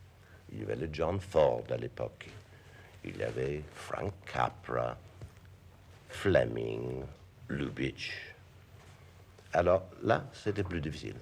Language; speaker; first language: French; non-native, fluent; English